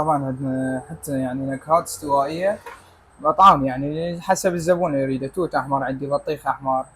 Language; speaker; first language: Arabic; native; Arabic